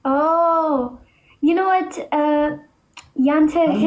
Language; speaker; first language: English; non-native, learner; Amharic